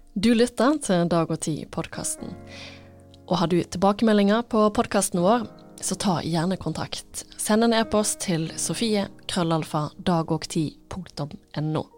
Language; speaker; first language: Norwegian; native; Norwegian